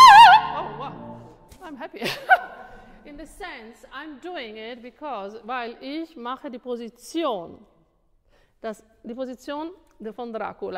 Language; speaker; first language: German; non-native, fluent; Italian